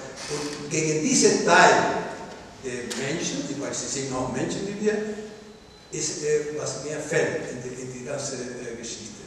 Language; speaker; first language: German; non-native, learner; Spanish